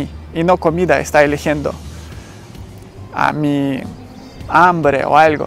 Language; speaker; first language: Spanish; non-native, learner; Ukrainian